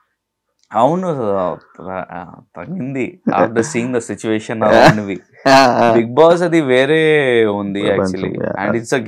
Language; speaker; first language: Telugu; non-native, local second language; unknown